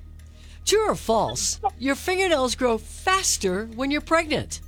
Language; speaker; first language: English; native; English